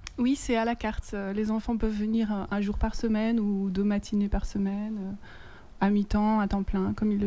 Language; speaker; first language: French; native; French